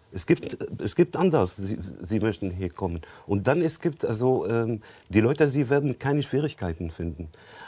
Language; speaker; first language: German; non-native, learner; Arabic